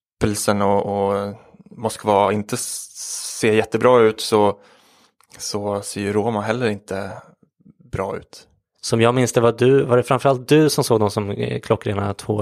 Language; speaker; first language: Swedish; native; Swedish